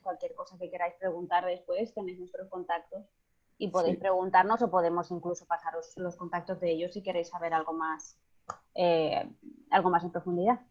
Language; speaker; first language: Spanish; native; Spanish